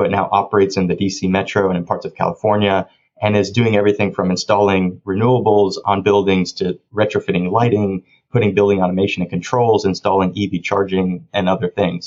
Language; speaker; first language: English; native; English